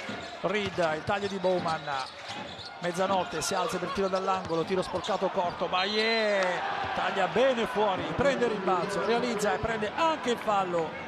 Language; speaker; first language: Italian; native; Italian